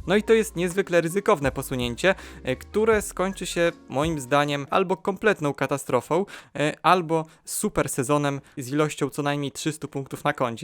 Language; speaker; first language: Polish; native; Polish